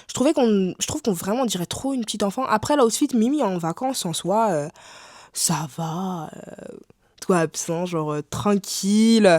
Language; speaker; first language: French; native; French